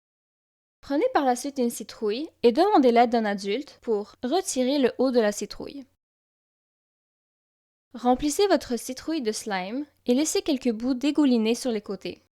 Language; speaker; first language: French; native; French